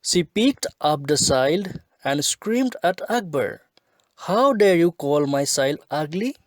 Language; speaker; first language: English; non-native, local second language; Assamese